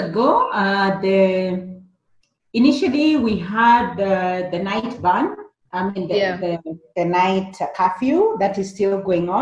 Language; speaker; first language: English; non-native, local second language; Kikuyu